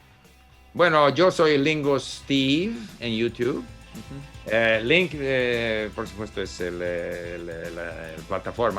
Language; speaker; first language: Spanish; non-native, fluent; English